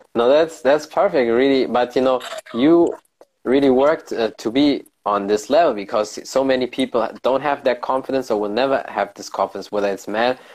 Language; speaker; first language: English; early bilingual, heritage; German